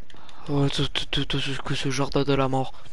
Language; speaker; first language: French; native; French